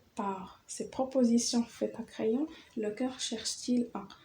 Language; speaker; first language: French; non-native, local second language; Arabic